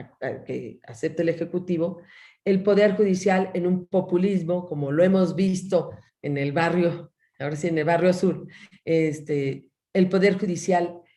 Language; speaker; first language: Spanish; native; Spanish